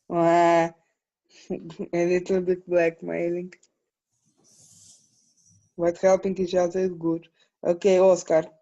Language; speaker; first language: English; non-native, fluent; Ukrainian